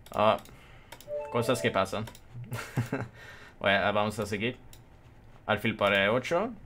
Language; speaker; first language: Spanish; non-native, fluent; Norwegian